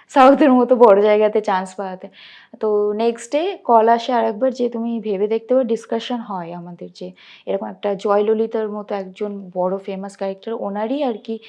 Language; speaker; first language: Bangla; native; Bangla